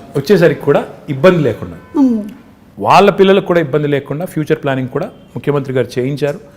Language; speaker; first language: Telugu; native; Telugu